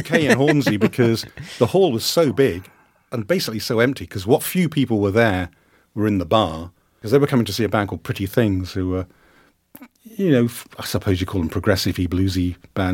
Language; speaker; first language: English; native; English